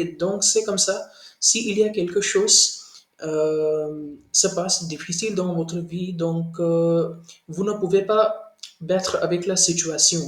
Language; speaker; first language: French; non-native, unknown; Hindi